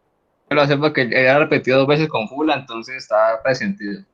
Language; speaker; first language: Spanish; native; Spanish